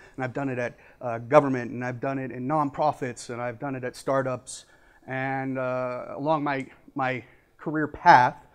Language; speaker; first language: English; native; English